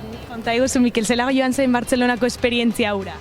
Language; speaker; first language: Basque; native; Basque